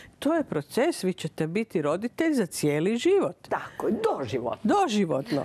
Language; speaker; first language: Croatian; native; Croatian